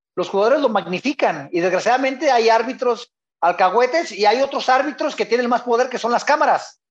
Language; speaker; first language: Spanish; native; Spanish